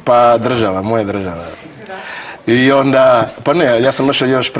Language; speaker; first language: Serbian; non-native, learner; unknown